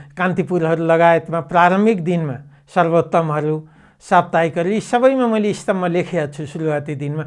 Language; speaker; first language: Nepali; native; Nepali